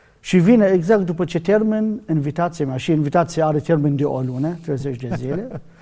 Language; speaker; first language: Romanian; non-native, learner; Arabic